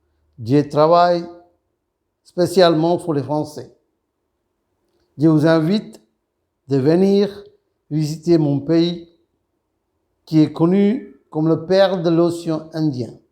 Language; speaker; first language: French; non-native, fluent; Sinhala